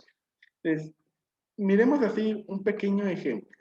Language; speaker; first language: Spanish; native; Spanish